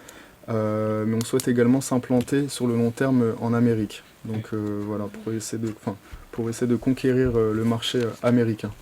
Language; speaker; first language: French; native; French